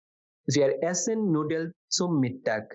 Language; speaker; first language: German; non-native, fluent; Bangla